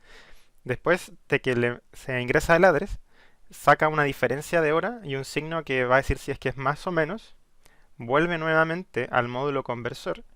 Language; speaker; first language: Spanish; native; Spanish